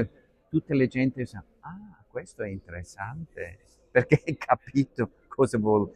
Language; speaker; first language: Italian; non-native, learner; Arabic